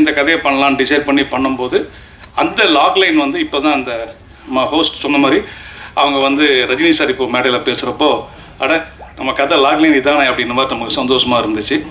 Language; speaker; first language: Tamil; native; Tamil